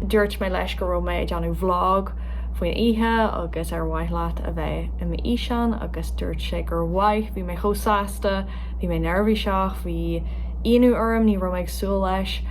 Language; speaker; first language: Irish; non-native, local second language; English